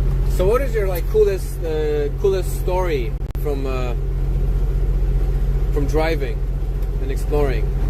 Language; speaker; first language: English; non-native, fluent; Polish